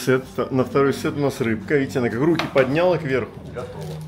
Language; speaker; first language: Russian; native; Russian